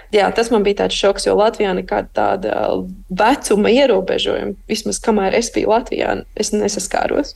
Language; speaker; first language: Latvian; early bilingual, heritage; Latvian